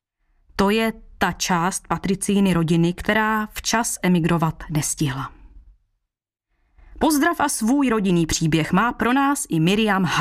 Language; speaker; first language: Czech; native; Czech